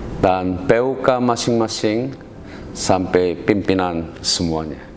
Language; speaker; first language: Indonesian; non-native, learner; Korean